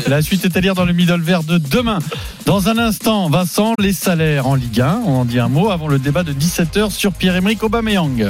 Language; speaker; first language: French; native; French